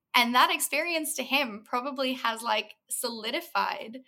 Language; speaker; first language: English; native; English